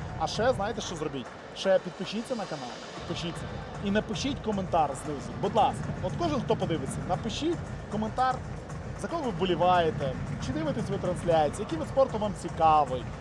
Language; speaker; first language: Ukrainian; native; Ukrainian